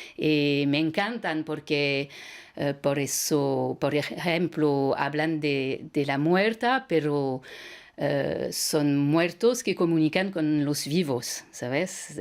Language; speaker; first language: Spanish; non-native, fluent; French